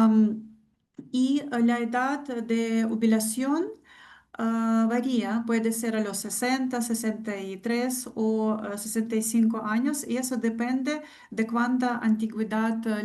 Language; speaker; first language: Spanish; non-native, fluent; Ukrainian